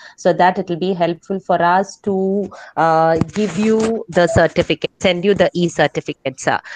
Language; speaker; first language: English; non-native, local second language; Tamil